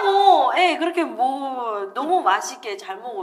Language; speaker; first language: Korean; native; Korean